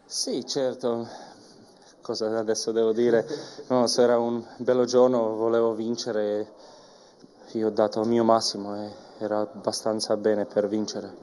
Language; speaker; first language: Italian; non-native, learner; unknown